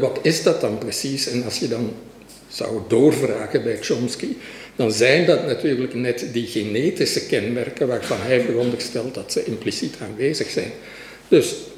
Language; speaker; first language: Dutch; native; Dutch